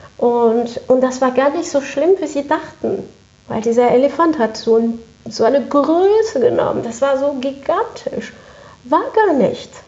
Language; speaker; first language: German; non-native, fluent; French